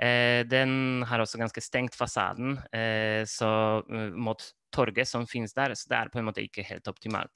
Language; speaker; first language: Norwegian; non-native, fluent; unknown